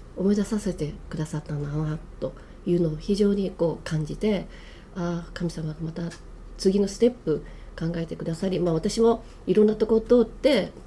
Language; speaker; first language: Japanese; native; Japanese